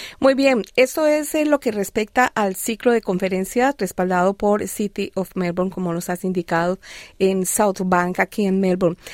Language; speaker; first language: Spanish; native; Spanish